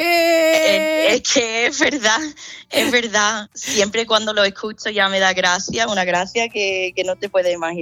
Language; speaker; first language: Spanish; non-native, fluent; English